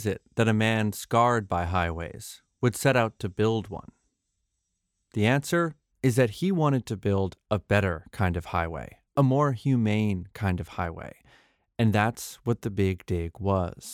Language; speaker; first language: English; native; English